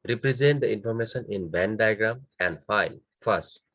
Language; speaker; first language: English; non-native, local second language; Nepali